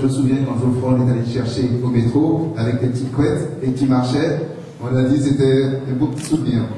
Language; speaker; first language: French; native; French